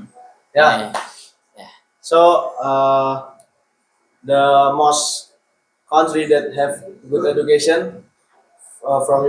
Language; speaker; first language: English; non-native, learner; Indonesian